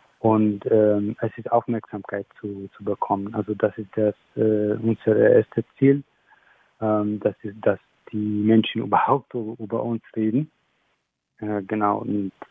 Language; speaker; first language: German; non-native, fluent; Arabic